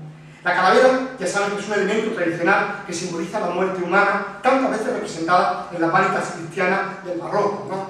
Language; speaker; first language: Spanish; native; Spanish